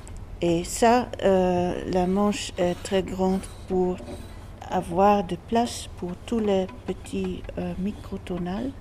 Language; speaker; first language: French; non-native, learner; Dutch